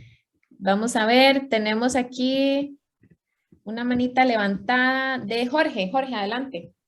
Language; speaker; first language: Spanish; native; Spanish